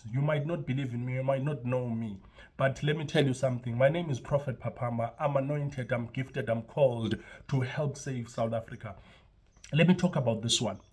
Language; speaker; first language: English; non-native, local second language; Xhosa